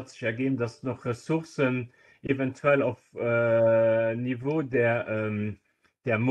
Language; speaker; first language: German; non-native, local second language; Luxembourgish